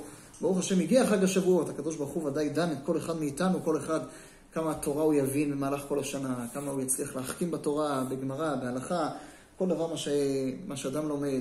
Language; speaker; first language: Hebrew; native; Hebrew